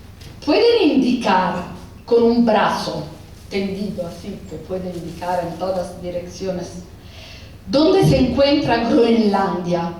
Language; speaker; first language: Spanish; non-native, fluent; Italian